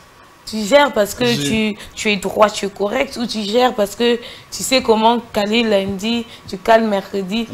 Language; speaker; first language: French; non-native, local second language; Lingala